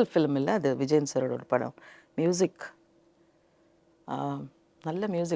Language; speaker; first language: Tamil; non-native, local second language; Telugu